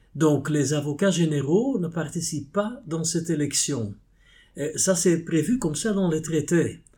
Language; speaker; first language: French; non-native, fluent; Dutch